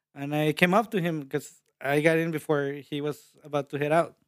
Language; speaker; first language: English; early bilingual, other home language; Spanish